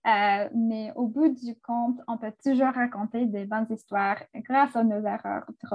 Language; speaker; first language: French; non-native, fluent; English